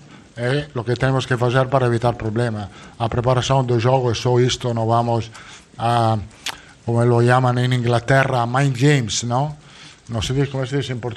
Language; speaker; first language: Portuguese; non-native, fluent; Italian